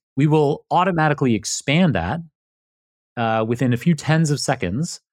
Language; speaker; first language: English; native; English